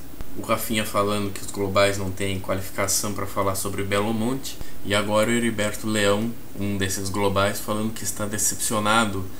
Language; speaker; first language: Portuguese; native; Portuguese